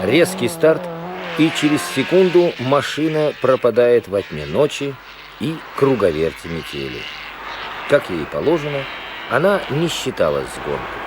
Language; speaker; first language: Russian; native; Russian